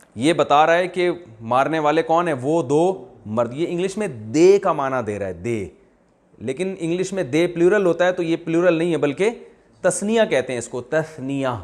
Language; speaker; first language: Urdu; native; Urdu